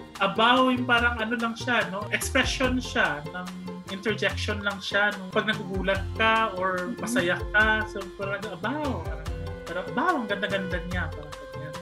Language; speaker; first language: Filipino; non-native, local second language; Kinaray-a